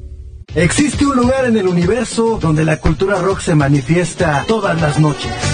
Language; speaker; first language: Spanish; native; Spanish